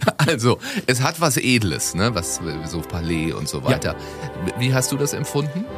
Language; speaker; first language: German; native; German